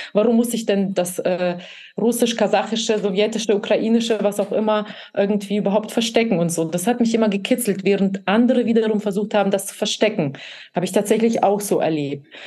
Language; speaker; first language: German; early bilingual, other home language; Russian